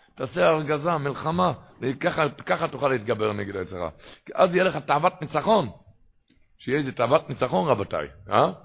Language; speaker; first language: Hebrew; non-native, local second language; Yiddish